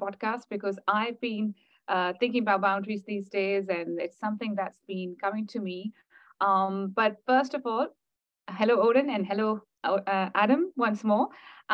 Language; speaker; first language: English; non-native, local second language; Urdu